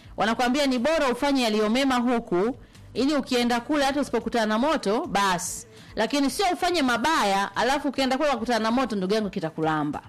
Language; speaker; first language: Swahili; native; Swahili